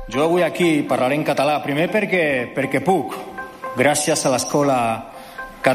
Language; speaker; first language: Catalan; non-native, local second language; Spanish